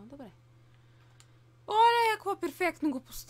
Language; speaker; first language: Bulgarian; native; Bulgarian